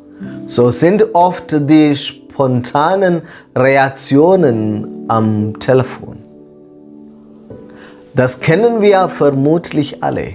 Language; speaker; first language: German; non-native, fluent; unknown